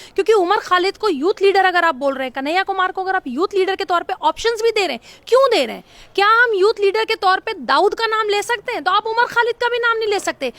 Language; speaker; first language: Hindi; native; Hindi